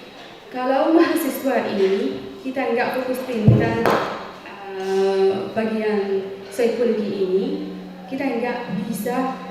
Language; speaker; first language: Indonesian; non-native, fluent; Arabic